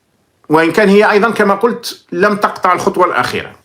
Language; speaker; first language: Arabic; native; Arabic